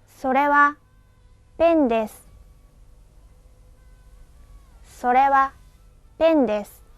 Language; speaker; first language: Japanese; non-native, learner; Thai